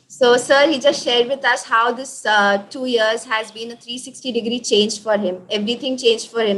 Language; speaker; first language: English; non-native, local second language; Hindi